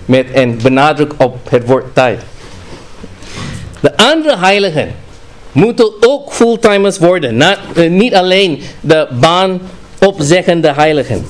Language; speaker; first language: Dutch; non-native, fluent; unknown